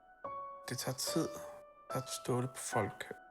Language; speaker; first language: Danish; early bilingual, other home language; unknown